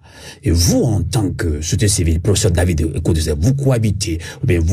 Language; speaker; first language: French; non-native, local second language; Ewe